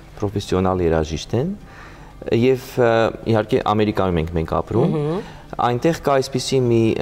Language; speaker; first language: Armenian; native; Armenian